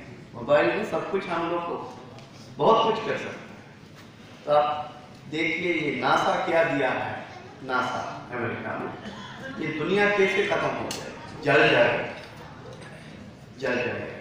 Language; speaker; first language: Hindi; non-native, learner; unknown